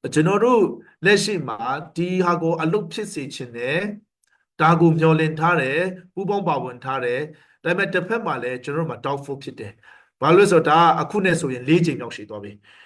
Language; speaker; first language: Burmese; non-native, local second language; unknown